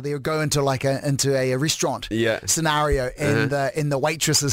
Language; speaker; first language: English; native; English